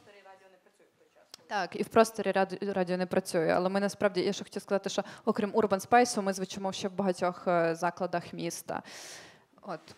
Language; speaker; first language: Ukrainian; native; Ukrainian